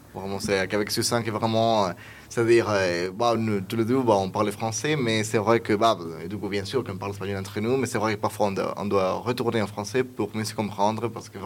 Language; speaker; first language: French; non-native, fluent; Spanish